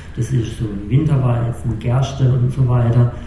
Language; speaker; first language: German; native; German